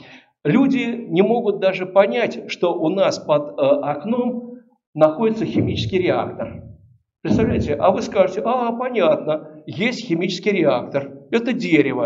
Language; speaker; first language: Russian; native; Russian